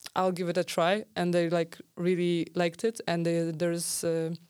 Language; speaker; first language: English; non-native, fluent; Polish